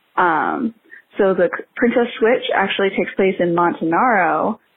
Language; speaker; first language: English; native; English